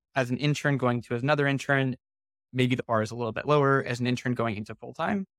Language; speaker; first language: English; native; English